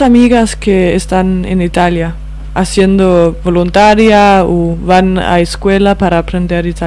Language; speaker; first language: Spanish; non-native, fluent; Danish